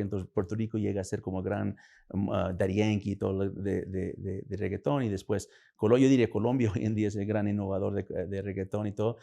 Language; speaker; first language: Spanish; early bilingual, heritage; Spanish